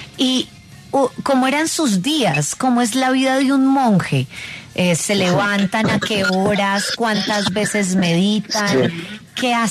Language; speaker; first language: Spanish; native; Spanish